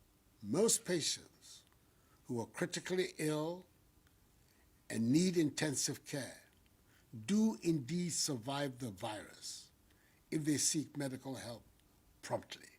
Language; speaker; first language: English; non-native, local second language; Akan